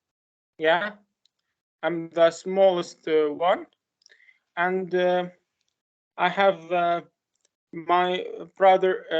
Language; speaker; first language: English; non-native, learner; Arabic